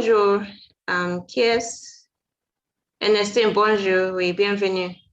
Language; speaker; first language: French; non-native, fluent; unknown